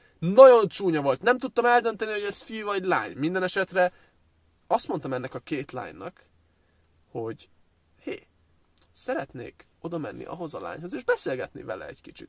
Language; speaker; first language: Hungarian; early bilingual, other home language; Chinese